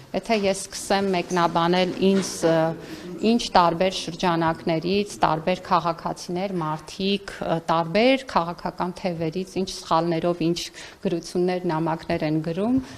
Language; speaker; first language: Armenian; native; Armenian